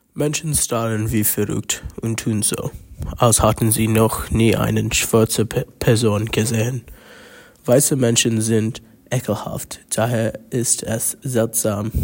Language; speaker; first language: German; non-native, learner; English